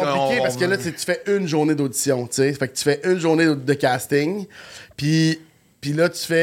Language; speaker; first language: French; native; French